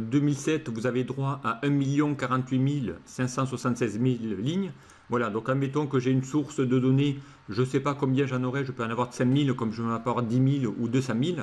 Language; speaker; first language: French; native; French